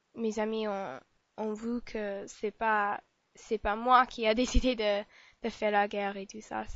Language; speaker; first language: French; non-native, learner; English